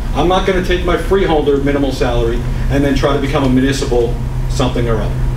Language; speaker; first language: English; native; English